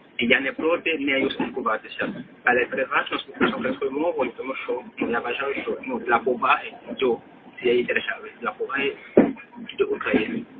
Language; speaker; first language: Ukrainian; non-native, fluent; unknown